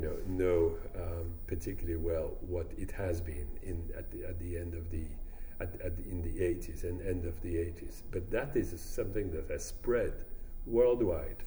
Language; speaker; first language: English; non-native, fluent; French